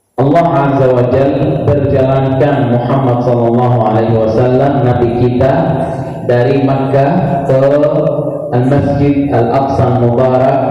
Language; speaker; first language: Indonesian; non-native, learner; Arabic